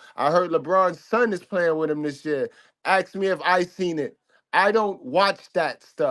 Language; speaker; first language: English; native; English